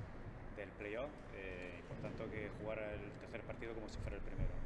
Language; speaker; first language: Spanish; native; Spanish